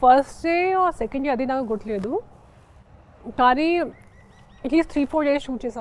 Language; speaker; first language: Telugu; non-native, local second language; Hindi